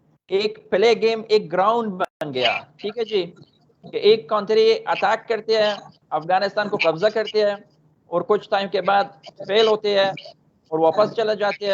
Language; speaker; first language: Hindi; non-native, fluent; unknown